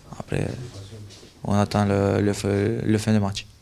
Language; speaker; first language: French; non-native, learner; Romanian